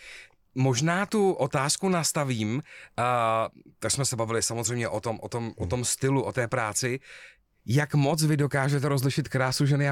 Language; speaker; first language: Czech; native; Czech